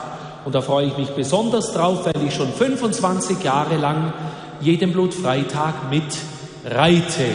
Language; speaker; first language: German; native; German